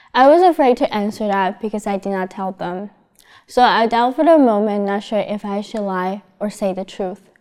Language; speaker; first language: English; non-native, fluent; Chinese